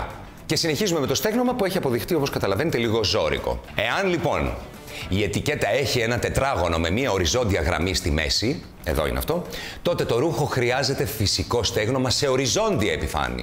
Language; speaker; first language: Greek; native; Greek